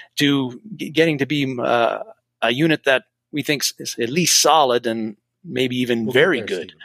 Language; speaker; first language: English; native; English